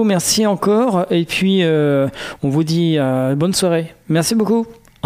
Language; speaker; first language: French; native; French